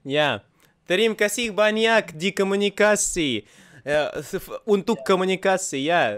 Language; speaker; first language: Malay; non-native, learner; Russian